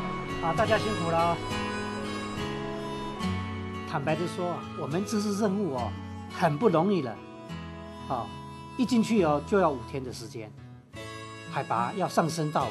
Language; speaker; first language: Chinese; native; Chinese